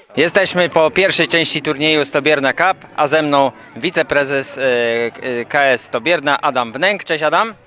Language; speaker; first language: Polish; native; Polish